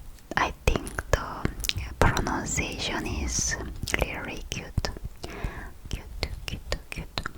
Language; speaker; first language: English; non-native, learner; Korean